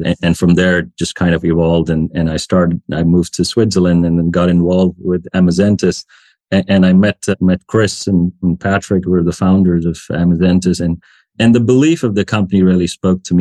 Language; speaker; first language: English; non-native, local second language; Hindi